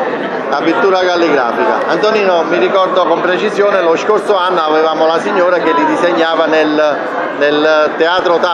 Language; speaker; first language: Italian; native; Italian